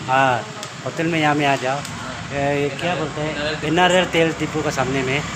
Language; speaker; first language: Hindi; non-native, local second language; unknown